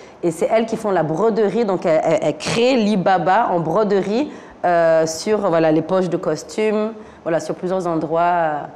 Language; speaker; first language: French; native; French